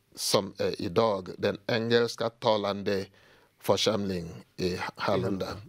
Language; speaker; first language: Swedish; non-native, fluent; Igbo